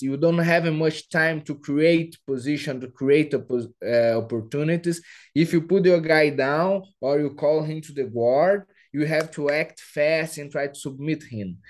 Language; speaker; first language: English; non-native, fluent; Portuguese